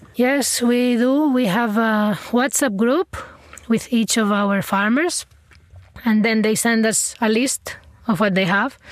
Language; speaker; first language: English; non-native, fluent; Spanish